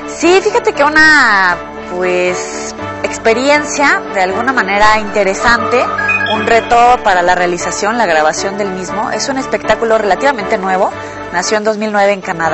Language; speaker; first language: Spanish; native; Spanish